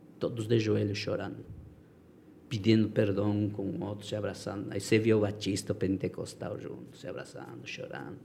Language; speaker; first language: Portuguese; non-native, fluent; Spanish